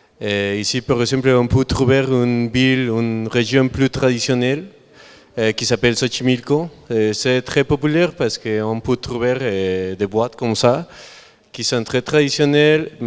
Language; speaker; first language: French; non-native, learner; Spanish